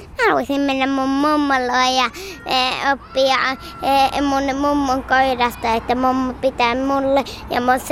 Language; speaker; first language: Finnish; early bilingual, heritage; Finnish